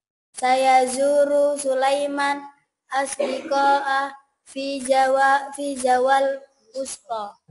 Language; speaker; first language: Arabic; non-native, learner; Indonesian